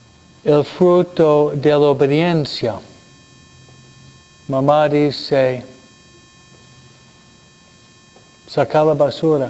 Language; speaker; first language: Spanish; non-native, fluent; English